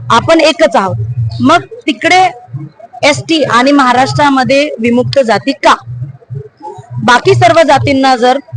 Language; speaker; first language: Marathi; non-native, local second language; Lambadi